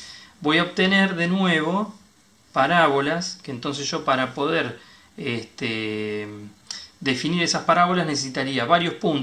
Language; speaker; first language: Spanish; native; Spanish